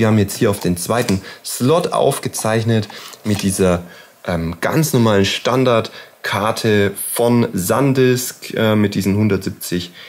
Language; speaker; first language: German; native; German